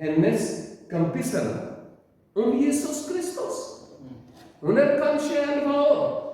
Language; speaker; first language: Swedish; non-native, learner; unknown